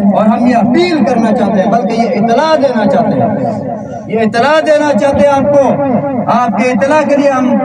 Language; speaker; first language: Urdu; non-native, local second language; Shina